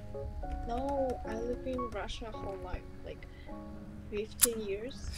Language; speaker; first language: English; non-native, learner; Russian